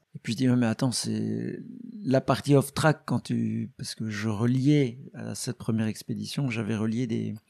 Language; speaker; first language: French; native; French